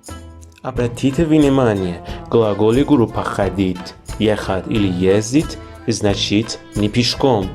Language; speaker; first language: Russian; non-native, fluent; Persian